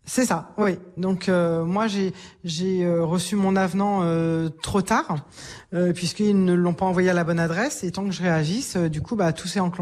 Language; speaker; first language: French; native; French